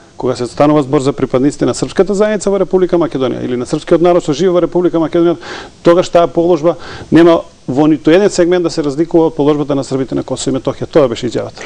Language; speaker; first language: Macedonian; non-native, local second language; Serbian